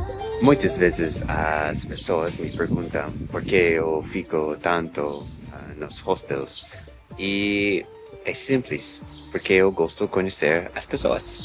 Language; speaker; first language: Portuguese; non-native, fluent; English